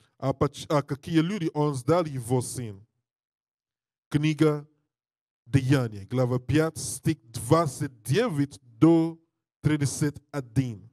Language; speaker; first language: Russian; non-native, learner; English